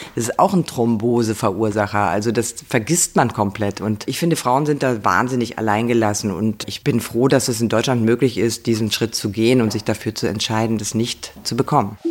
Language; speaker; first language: German; native; German